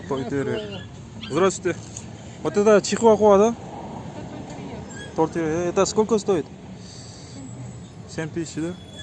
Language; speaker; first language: Russian; non-native, local second language; Kyrgyz